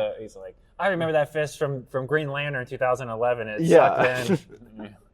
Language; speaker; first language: English; native; English